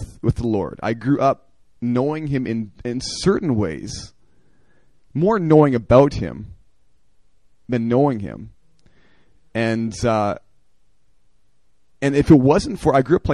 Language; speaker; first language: English; native; English